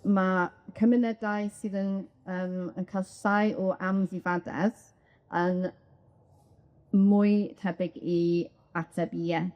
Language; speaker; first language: Welsh; non-native, local second language; English